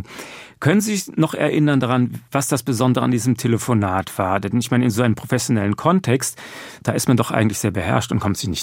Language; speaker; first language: German; native; German